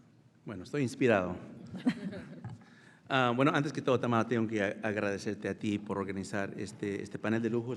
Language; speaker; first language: Spanish; early bilingual, heritage; Spanish